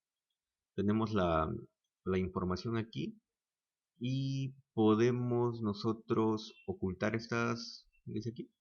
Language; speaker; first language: Spanish; native; Spanish